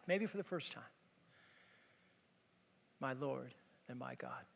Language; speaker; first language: English; native; English